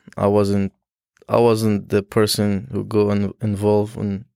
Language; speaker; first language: English; non-native, learner; Persian